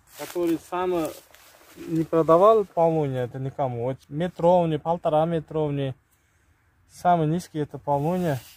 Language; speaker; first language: Russian; non-native, local second language; Uzbek